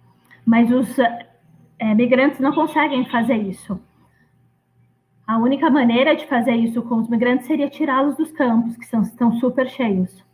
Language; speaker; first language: Portuguese; non-native, fluent; Greek